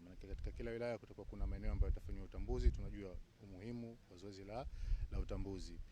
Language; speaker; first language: Swahili; native; Swahili